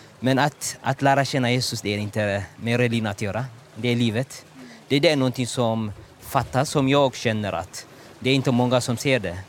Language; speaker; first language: Swedish; non-native, learner; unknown